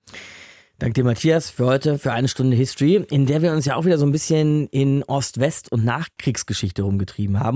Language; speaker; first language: German; native; German